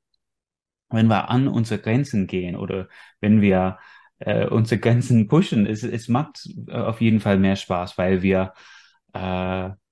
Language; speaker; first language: German; non-native, fluent; English